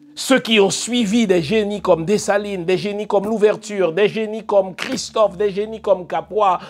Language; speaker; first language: French; non-native, local second language; Haitian Creole